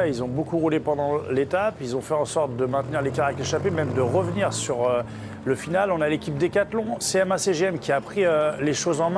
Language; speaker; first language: French; native; French